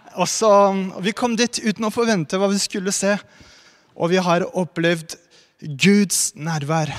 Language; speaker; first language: Norwegian; non-native, fluent; French